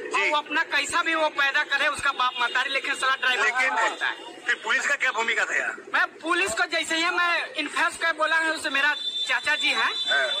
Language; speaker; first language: Hindi; native; Hindi